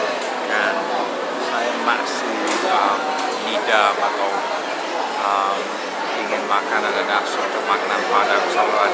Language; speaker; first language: Indonesian; non-native, fluent; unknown